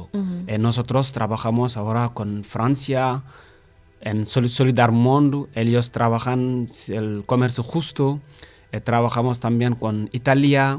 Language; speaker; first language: Spanish; non-native, learner; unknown